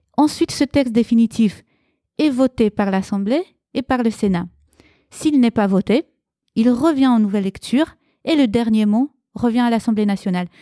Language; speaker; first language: French; early bilingual, other home language; Romanian